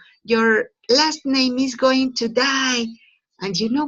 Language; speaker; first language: English; non-native, fluent; Spanish